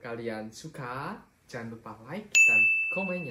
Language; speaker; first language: Indonesian; native; Indonesian